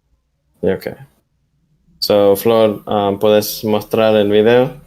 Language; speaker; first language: Spanish; early bilingual, heritage; Spanish